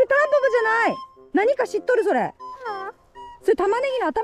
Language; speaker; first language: Japanese; native; Japanese